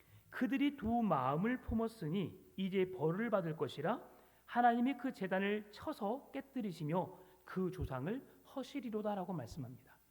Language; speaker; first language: Korean; native; Korean